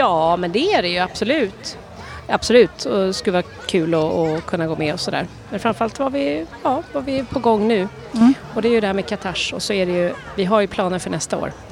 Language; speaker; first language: Swedish; native; Swedish